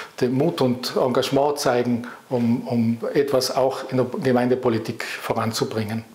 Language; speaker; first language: German; native; German